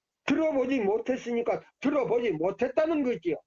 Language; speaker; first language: Korean; native; Korean